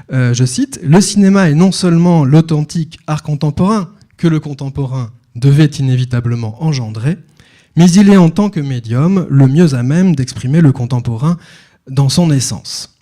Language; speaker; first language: French; native; French